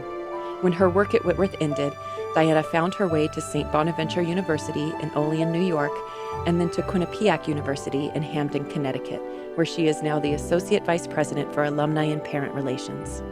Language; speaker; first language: English; native; English